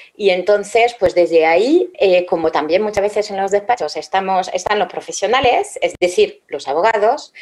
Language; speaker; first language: Spanish; non-native, fluent; French